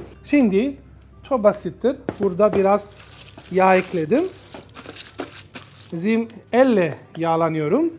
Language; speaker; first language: Turkish; non-native, learner; Italian